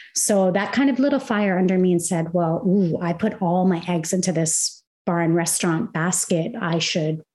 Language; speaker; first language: English; non-native, fluent; Arabic